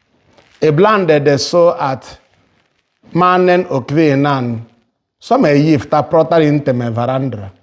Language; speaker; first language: Swedish; non-native, fluent; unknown